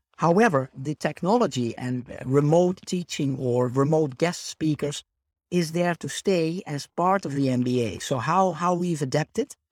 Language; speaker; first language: English; non-native, fluent; Dutch